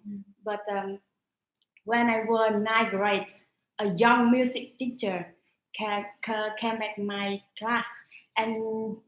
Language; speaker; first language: English; non-native, learner; Vietnamese